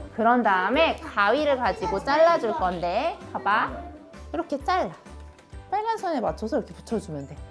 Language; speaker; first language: Korean; native; Korean